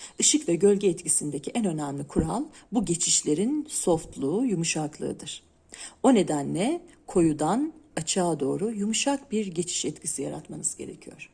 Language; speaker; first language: Turkish; native; Turkish